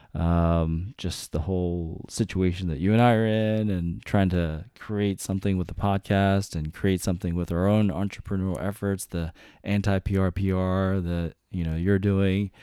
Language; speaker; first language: English; native; English